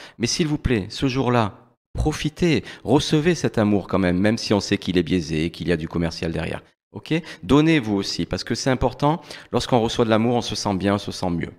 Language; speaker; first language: French; native; French